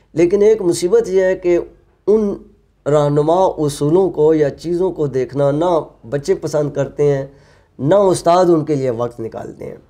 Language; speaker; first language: Urdu; non-native, local second language; Punjabi